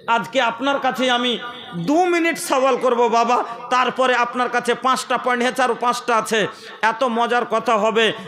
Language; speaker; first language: Bangla; non-native, local second language; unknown